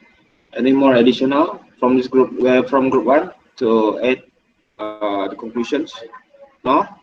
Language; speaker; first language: English; non-native, learner; Indonesian